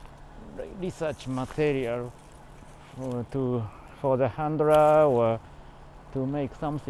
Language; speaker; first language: English; non-native, learner; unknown